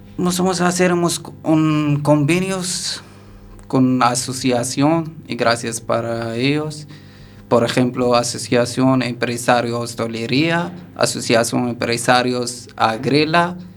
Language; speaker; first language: Spanish; non-native, learner; Arabic